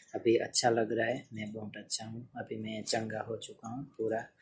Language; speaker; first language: Hindi; non-native, local second language; Gujarati